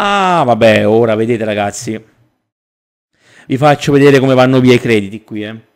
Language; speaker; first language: Italian; native; Italian